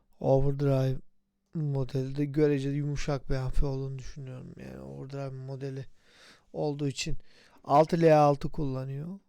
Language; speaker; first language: Turkish; native; Turkish